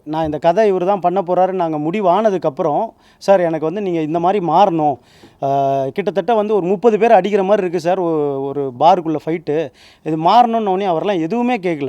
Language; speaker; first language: Tamil; native; Tamil